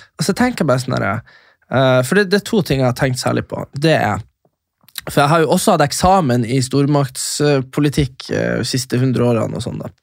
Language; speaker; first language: Norwegian; native; Norwegian